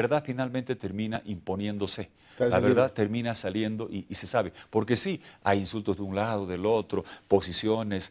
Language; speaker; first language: Spanish; native; Spanish